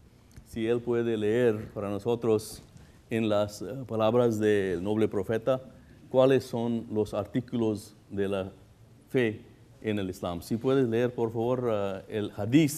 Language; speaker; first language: Spanish; non-native, fluent; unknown